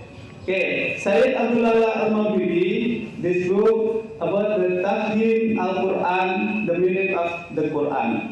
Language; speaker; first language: English; non-native, learner; Indonesian